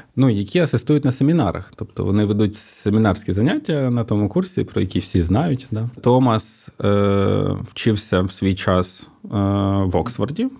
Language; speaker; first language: Ukrainian; native; Ukrainian